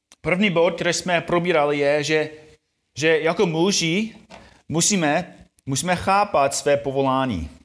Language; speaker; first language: Czech; non-native, fluent; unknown